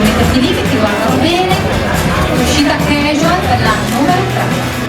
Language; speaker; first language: Italian; native; Italian